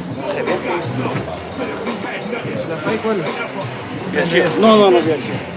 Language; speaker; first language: French; non-native, learner; Arabic